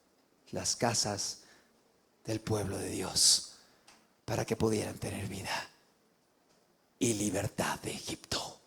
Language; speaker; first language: Spanish; native; Spanish